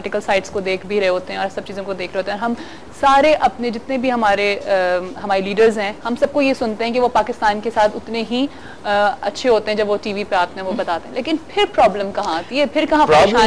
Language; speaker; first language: Urdu; native; Urdu